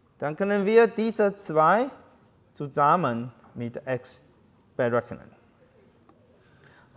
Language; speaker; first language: German; non-native, fluent; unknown